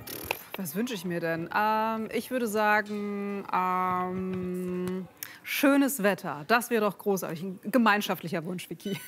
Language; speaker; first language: German; native; German